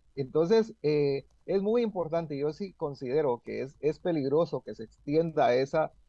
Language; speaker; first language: Spanish; native; Spanish